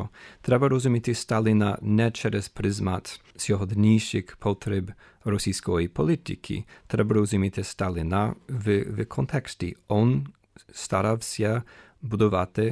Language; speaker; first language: Ukrainian; non-native, fluent; English